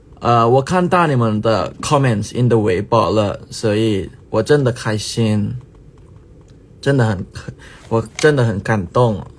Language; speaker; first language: Chinese; non-native, learner; Thai